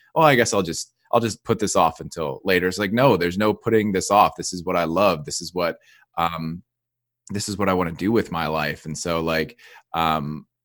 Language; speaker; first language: English; native; English